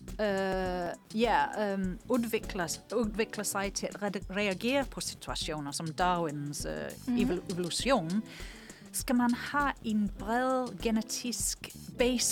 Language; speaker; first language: Danish; non-native, fluent; English